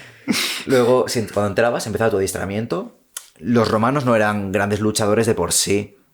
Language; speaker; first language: Spanish; native; Spanish